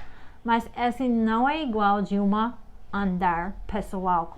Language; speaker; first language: Portuguese; non-native, fluent; English